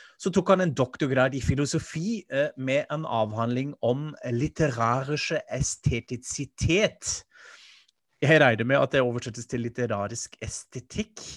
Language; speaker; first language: Norwegian; non-native, fluent; German